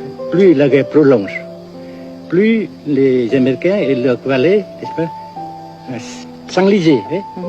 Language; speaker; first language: French; non-native, fluent; Vietnamese